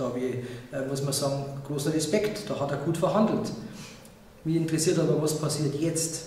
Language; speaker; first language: German; native; German